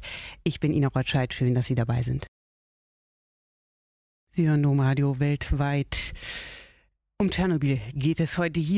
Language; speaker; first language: German; native; German